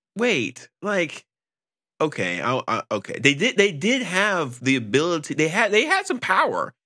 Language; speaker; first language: English; native; English